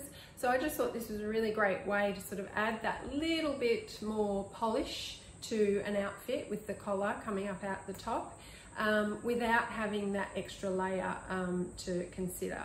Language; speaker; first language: English; native; English